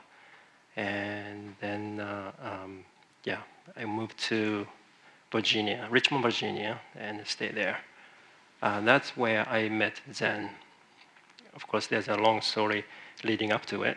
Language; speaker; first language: English; non-native, fluent; Japanese